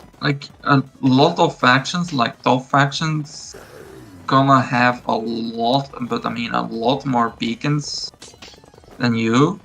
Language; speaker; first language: English; non-native, fluent; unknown